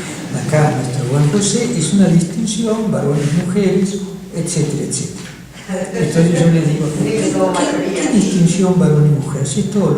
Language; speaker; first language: Spanish; native; Spanish